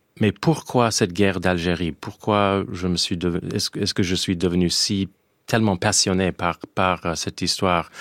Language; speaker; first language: French; non-native, fluent; English